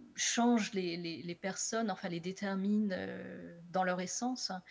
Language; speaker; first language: French; native; French